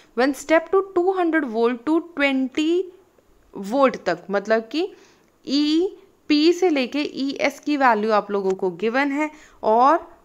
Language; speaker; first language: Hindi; non-native, local second language; Punjabi